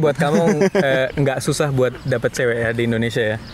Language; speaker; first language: Indonesian; native; Indonesian